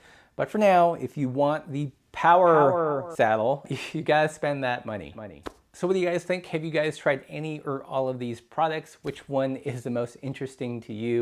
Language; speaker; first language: English; native; English